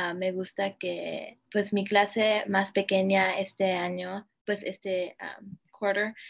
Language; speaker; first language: Spanish; early bilingual, heritage; Spanish